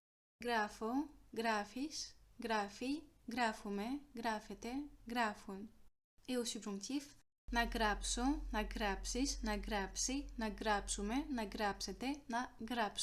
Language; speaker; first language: Greek; non-native, fluent; French